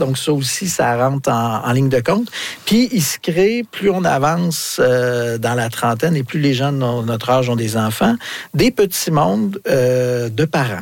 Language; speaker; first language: French; native; French